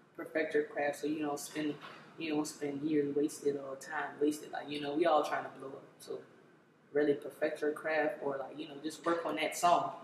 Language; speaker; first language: English; native; English